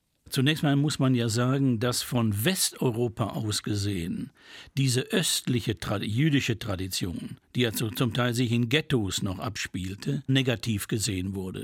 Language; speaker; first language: German; native; German